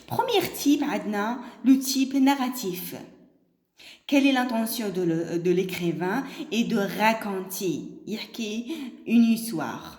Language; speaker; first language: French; non-native, local second language; Arabic